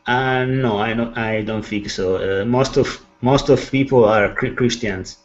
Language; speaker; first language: English; non-native, learner; Italian